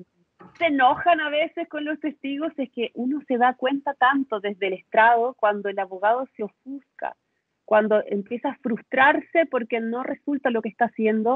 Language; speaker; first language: Spanish; native; Spanish